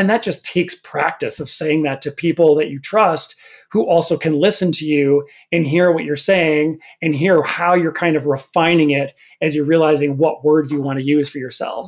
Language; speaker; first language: English; native; English